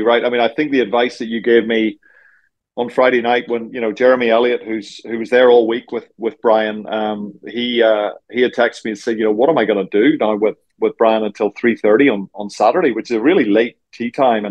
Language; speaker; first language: English; native; English